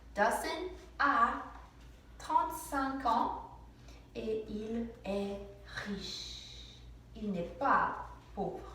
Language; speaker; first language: French; non-native, fluent; English